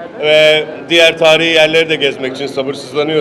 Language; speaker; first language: Turkish; native; Turkish